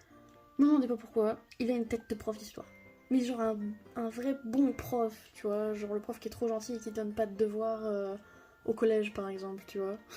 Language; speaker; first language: French; native; French